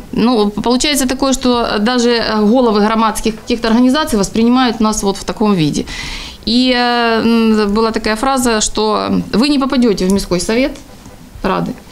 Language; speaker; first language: Russian; native; Russian